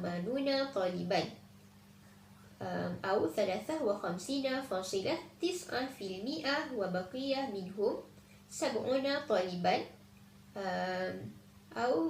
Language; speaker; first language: Arabic; non-native, learner; Malay